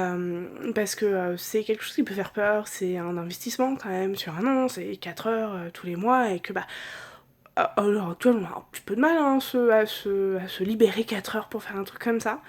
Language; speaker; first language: French; native; French